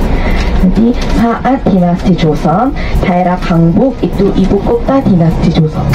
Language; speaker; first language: Indonesian; non-native, fluent; Korean